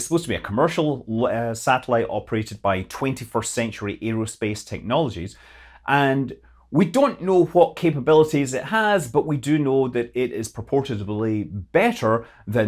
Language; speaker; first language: English; native; English